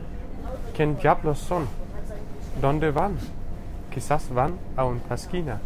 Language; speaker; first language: Spanish; non-native, learner; Danish